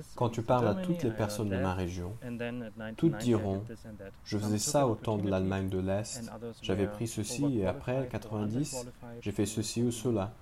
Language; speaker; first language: French; non-native, fluent; German